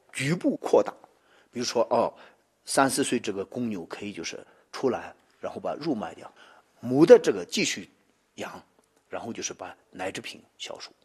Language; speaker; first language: Chinese; non-native, local second language; Tibetan